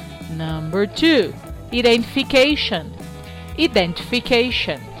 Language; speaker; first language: English; non-native, fluent; Portuguese